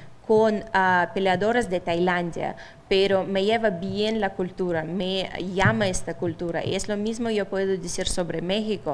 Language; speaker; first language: Spanish; non-native, fluent; Russian